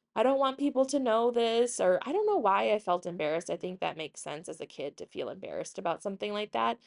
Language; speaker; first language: English; native; English